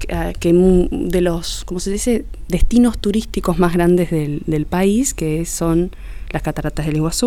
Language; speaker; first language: Spanish; native; Spanish